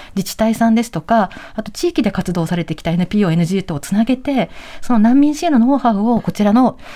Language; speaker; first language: Japanese; native; Japanese